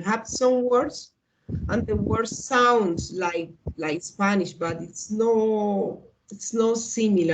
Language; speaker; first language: English; non-native, learner; Spanish